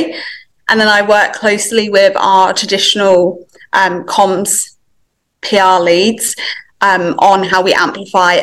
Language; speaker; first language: English; native; English